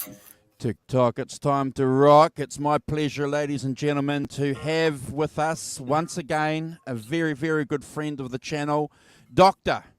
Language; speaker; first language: English; native; English